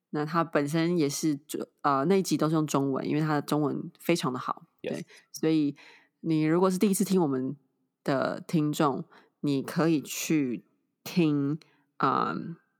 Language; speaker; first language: Chinese; native; Chinese